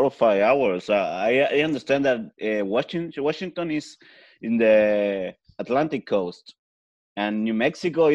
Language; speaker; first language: English; non-native, fluent; Spanish